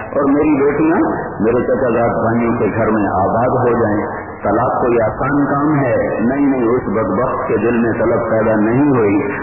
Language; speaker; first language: Urdu; non-native, local second language; Punjabi